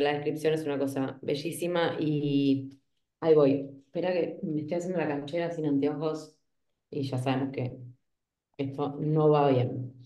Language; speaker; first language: Spanish; native; Spanish